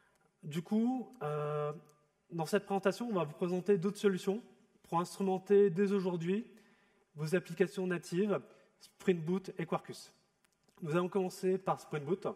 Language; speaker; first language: French; native; French